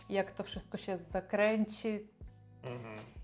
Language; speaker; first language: Polish; non-native, learner; Russian